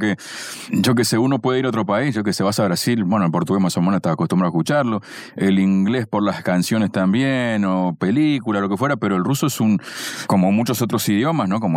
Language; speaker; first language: Spanish; native; Spanish